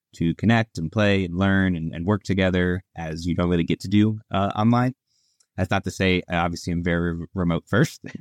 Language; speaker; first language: English; early bilingual, other home language; Italian